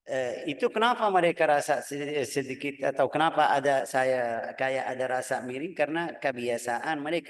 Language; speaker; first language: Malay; non-native, fluent; Arabic